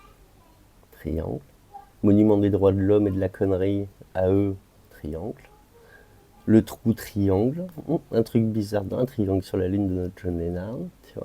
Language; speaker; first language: French; native; French